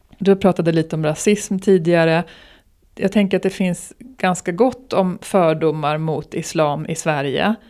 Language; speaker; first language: Swedish; native; Swedish